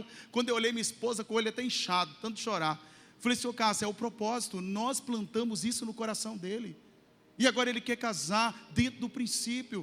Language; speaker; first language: Portuguese; native; Portuguese